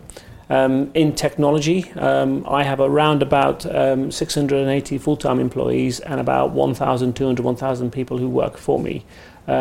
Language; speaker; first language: English; native; English